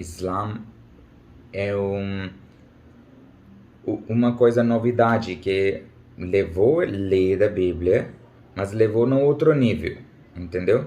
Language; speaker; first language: Portuguese; non-native, learner; Urdu